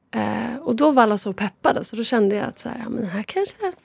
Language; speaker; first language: Swedish; native; Swedish